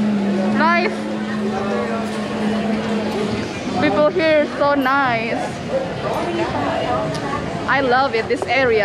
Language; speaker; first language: English; non-native, learner; Indonesian